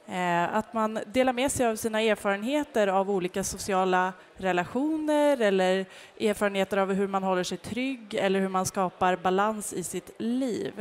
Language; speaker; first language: Swedish; native; Swedish